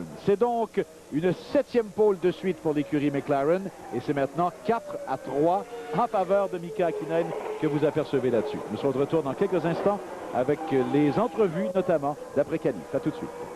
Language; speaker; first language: French; native; French